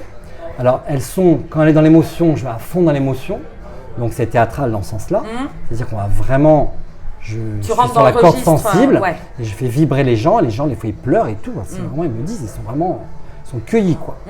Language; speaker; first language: French; native; French